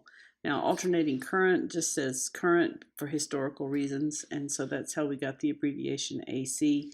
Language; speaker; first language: English; native; English